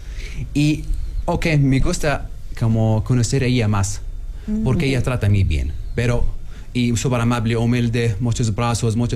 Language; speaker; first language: Spanish; non-native, learner; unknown